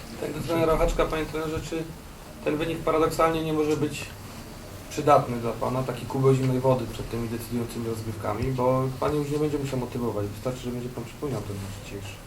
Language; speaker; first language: Polish; native; Polish